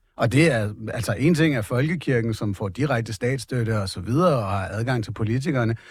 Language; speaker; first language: Danish; native; Danish